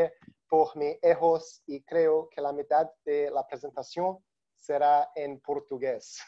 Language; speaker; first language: Spanish; non-native, learner; Portuguese